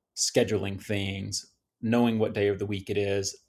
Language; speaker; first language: English; native; English